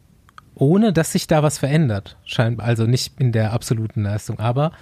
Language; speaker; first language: German; native; German